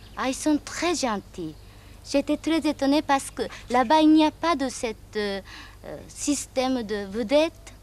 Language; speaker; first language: French; non-native, fluent; Japanese